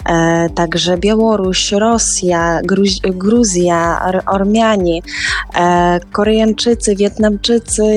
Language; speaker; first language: Polish; non-native, fluent; Ukrainian